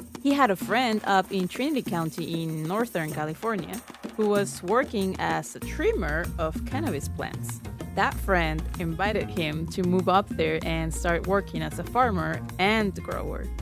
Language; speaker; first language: English; native; English